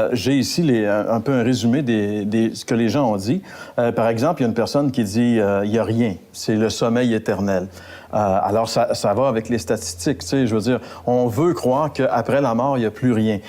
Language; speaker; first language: French; native; French